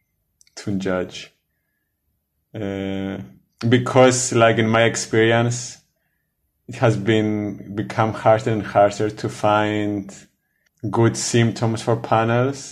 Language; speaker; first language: English; non-native, fluent; Greek